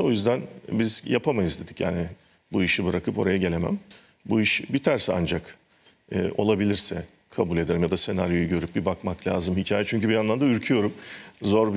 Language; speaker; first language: Turkish; native; Turkish